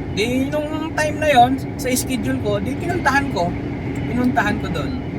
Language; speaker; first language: Filipino; non-native, local second language; Cebuano